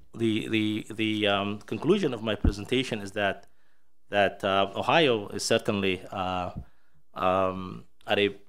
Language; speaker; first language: English; non-native, fluent; Somali